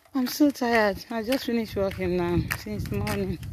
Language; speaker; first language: English; non-native, local second language; Igbo